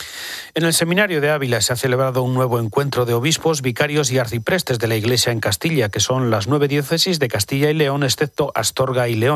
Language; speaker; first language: Spanish; native; Spanish